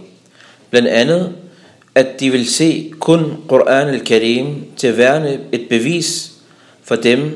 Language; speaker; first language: Danish; early bilingual, other home language; Arabic